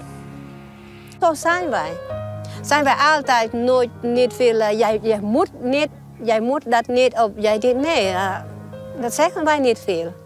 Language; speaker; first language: Dutch; non-native, learner; Thai